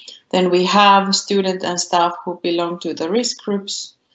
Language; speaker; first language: English; non-native, fluent; Finnish